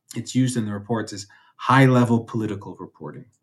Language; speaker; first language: English; native; English